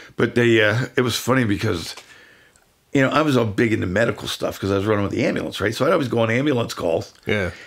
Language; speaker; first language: English; native; English